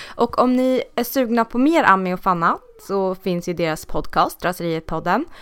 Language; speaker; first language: Swedish; native; Swedish